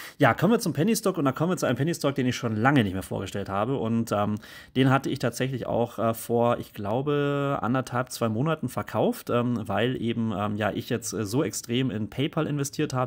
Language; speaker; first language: German; native; German